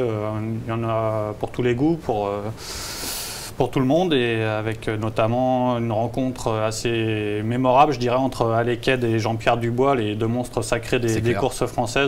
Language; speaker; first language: French; native; French